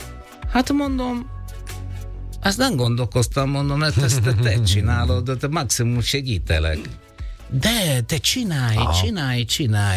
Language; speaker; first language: Hungarian; non-native, learner; Italian